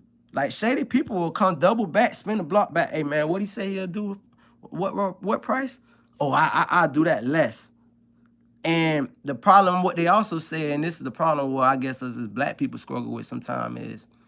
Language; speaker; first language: English; native; English